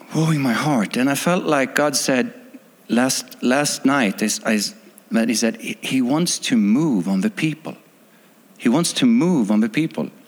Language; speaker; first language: English; non-native, fluent; Swedish